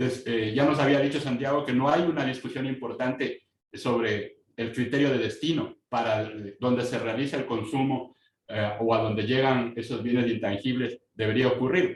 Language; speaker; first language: Spanish; native; Spanish